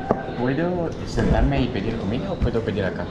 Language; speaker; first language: Spanish; non-native, learner; French